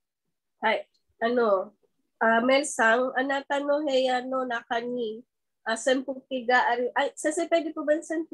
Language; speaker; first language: Japanese; non-native, learner; Filipino